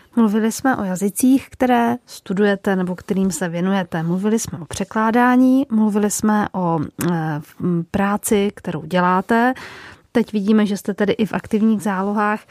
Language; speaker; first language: Czech; native; Czech